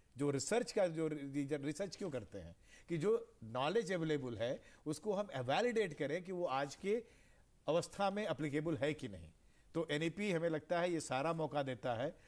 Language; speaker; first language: Hindi; native; Hindi